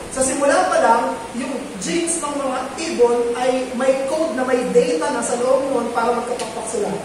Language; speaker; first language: Filipino; native; Filipino